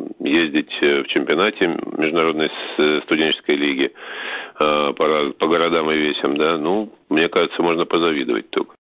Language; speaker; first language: Russian; native; Russian